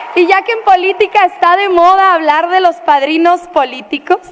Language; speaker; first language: Spanish; native; Spanish